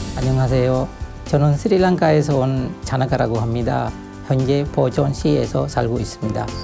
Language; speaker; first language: Korean; non-native, fluent; Sinhala